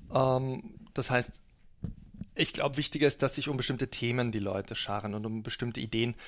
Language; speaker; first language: German; native; German